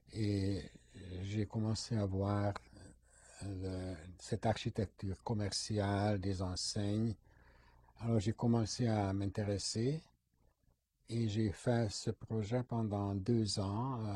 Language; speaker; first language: French; non-native, fluent; Hungarian